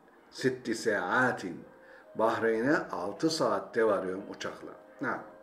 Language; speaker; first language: Arabic; non-native, fluent; Turkish